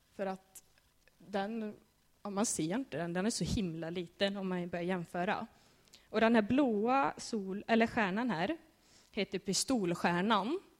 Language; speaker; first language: Swedish; native; Swedish